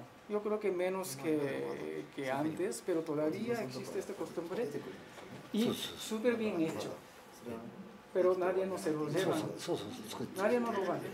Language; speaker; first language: Spanish; non-native, learner; Japanese